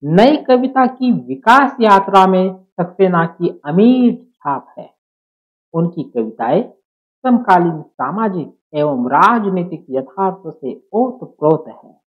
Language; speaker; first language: Hindi; non-native, local second language; Marathi